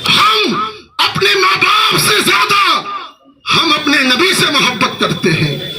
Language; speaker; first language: Urdu; native; Urdu